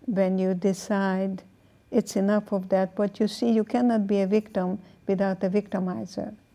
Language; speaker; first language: English; non-native, fluent; Hungarian